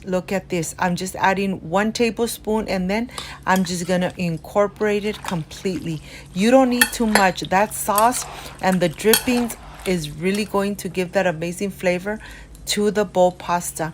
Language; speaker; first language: English; non-native, fluent; Spanish